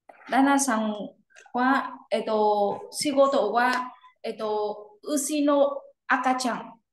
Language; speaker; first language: Japanese; non-native, learner; Vietnamese